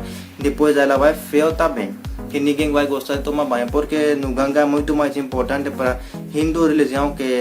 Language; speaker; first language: Portuguese; non-native, learner; Hindi